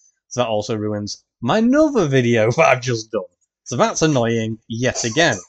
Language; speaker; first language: English; native; English